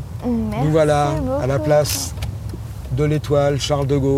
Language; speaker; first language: French; native; French